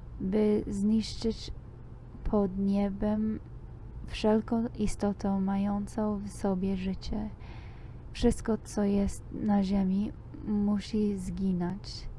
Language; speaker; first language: Polish; non-native, learner; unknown